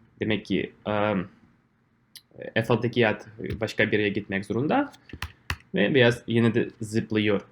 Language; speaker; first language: Turkish; non-native, fluent; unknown